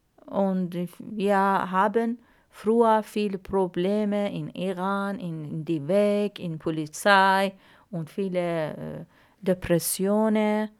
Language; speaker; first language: German; non-native, learner; Arabic